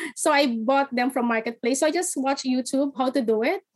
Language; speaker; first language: English; non-native, local second language; Filipino